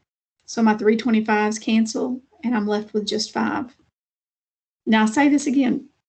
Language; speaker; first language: English; native; English